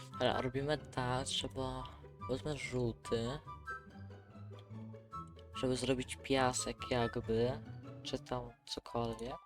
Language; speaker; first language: Polish; native; Polish